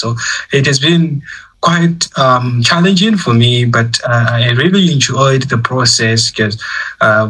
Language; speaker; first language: English; non-native, local second language; Shona